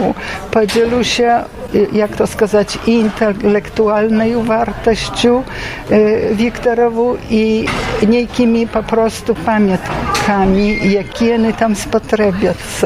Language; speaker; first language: Belarusian; non-native, local second language; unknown